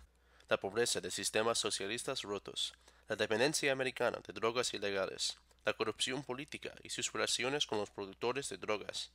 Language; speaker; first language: Spanish; non-native, fluent; English